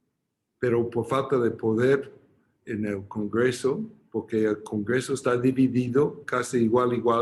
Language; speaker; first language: Spanish; non-native, fluent; English